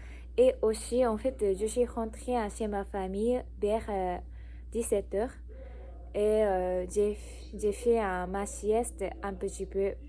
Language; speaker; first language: French; non-native, learner; Japanese